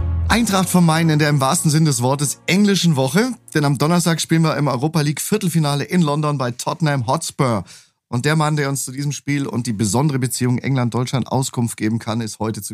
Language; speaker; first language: German; native; German